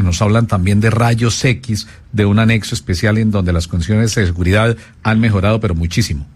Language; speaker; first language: Spanish; native; Spanish